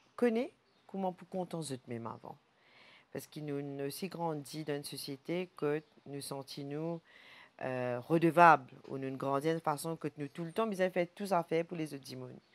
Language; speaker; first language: French; non-native, local second language; Morisyen